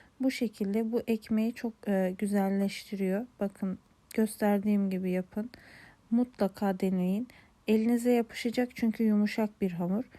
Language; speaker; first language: Turkish; native; Turkish